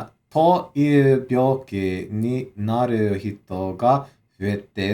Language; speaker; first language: Japanese; non-native, learner; English